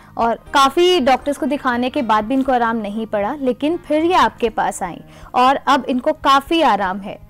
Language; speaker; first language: Hindi; native; Hindi